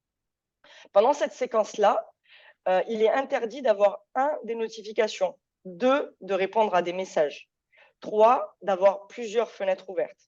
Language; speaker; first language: French; native; French